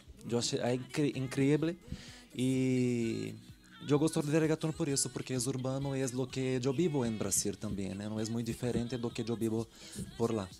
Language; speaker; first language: Spanish; non-native, learner; Portuguese